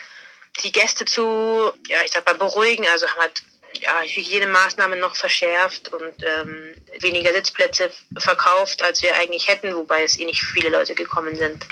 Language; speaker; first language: German; native; German